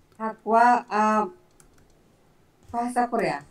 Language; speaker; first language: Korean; non-native, learner; Indonesian